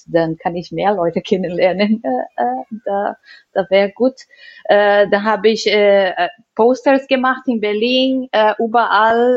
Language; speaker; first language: German; non-native, fluent; Portuguese